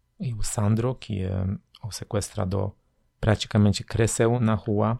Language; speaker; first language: Portuguese; non-native, fluent; Polish